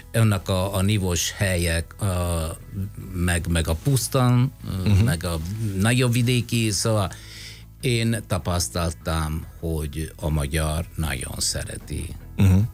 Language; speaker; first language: Hungarian; non-native, learner; Italian